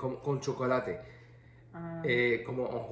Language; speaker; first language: Spanish; non-native, learner; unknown